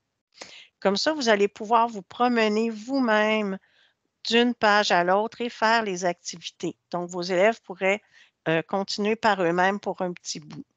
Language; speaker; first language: French; native; French